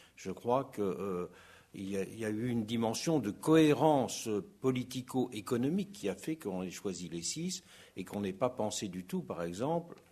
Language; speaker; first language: French; native; French